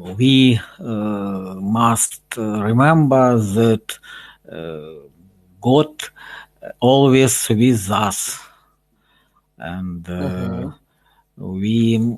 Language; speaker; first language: English; non-native, learner; Russian